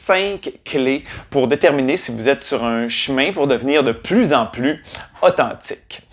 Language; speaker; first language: French; native; French